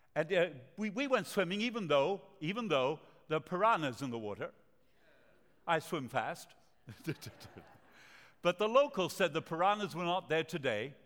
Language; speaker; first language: English; non-native, fluent; Spanish